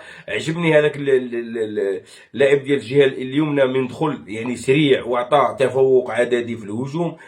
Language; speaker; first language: Arabic; native; Arabic